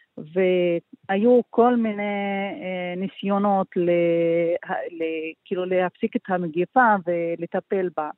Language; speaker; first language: Hebrew; non-native, local second language; Arabic